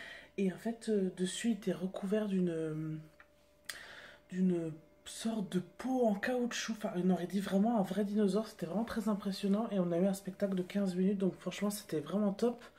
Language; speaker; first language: French; native; French